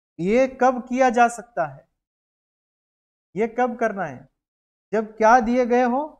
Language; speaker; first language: Hindi; native; Hindi